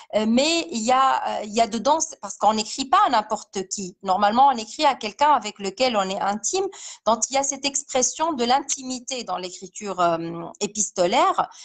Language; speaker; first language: French; non-native, local second language; Arabic